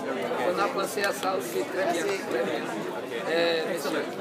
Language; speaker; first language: French; non-native, fluent; Portuguese